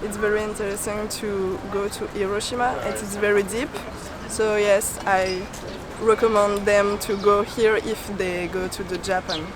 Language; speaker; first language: English; non-native, learner; French